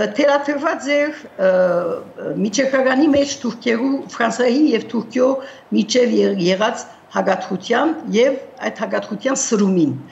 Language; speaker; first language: Armenian; early bilingual, heritage; Armenian